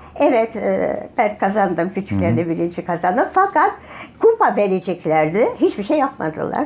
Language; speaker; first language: Turkish; native; Turkish